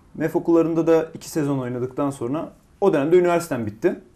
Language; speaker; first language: Turkish; native; Turkish